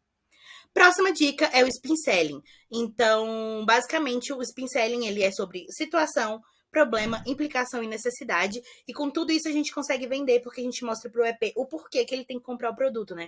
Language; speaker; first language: Portuguese; native; Portuguese